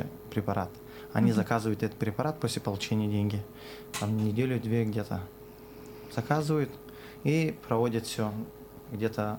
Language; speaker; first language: Russian; non-native, local second language; Azerbaijani